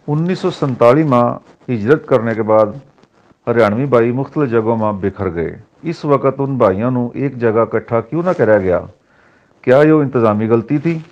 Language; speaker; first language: Urdu; non-native, local second language; Haryanvi